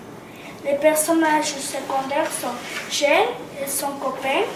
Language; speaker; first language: French; non-native, learner; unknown